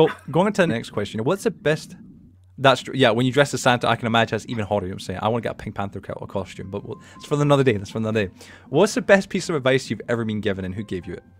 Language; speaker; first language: English; native; English